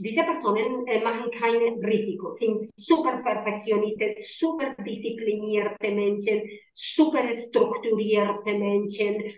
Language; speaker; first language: German; non-native, learner; Spanish